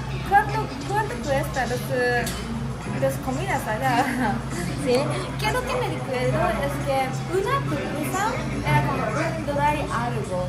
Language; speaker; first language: Spanish; non-native, learner; Japanese